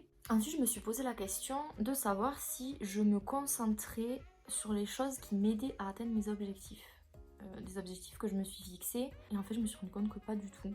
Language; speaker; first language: French; native; French